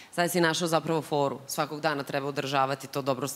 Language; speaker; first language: Serbian; native; Serbian